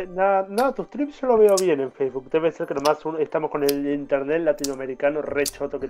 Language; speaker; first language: Spanish; native; Spanish